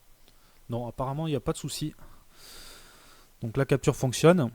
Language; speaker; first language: French; native; French